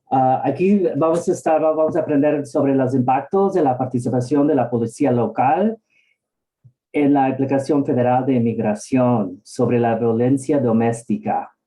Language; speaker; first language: Spanish; early bilingual, heritage; Spanish